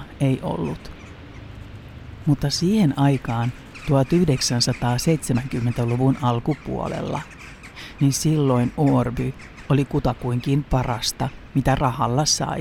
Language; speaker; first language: Finnish; early bilingual, heritage; Finnish